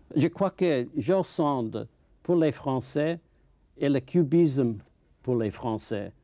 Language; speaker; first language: French; non-native, fluent; English